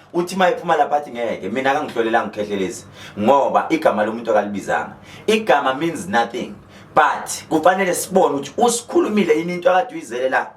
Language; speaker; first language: Zulu; native; Zulu